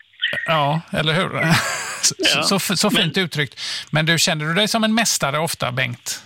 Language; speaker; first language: Swedish; native; Swedish